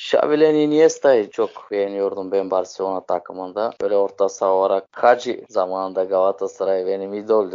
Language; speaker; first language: Turkish; native; Turkish